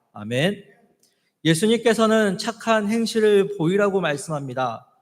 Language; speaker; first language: Korean; native; Korean